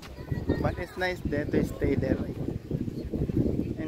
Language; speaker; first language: English; non-native, local second language; Filipino